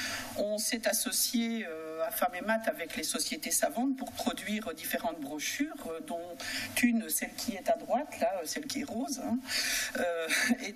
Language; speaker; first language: French; native; French